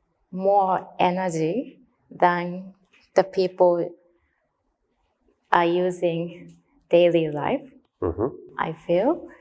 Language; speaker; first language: English; non-native, learner; Japanese